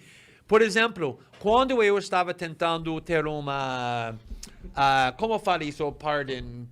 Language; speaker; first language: Portuguese; non-native, fluent; English